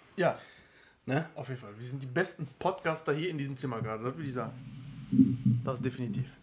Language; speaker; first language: German; early bilingual, other home language; Turkish